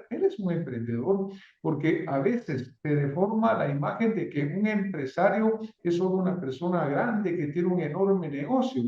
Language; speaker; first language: Spanish; native; Spanish